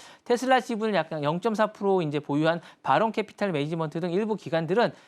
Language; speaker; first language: Korean; native; Korean